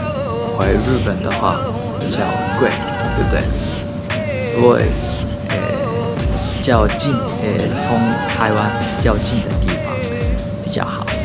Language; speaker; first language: Chinese; non-native, learner; Japanese